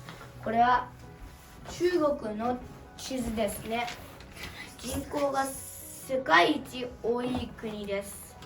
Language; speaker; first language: Japanese; early bilingual, other home language; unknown